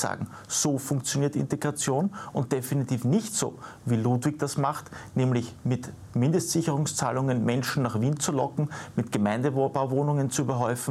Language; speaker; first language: German; native; German